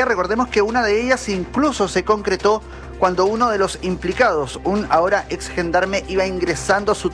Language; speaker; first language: Spanish; native; Spanish